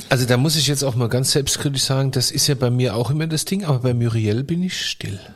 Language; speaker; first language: German; native; German